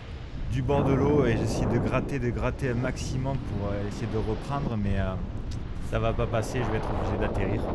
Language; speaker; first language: French; native; French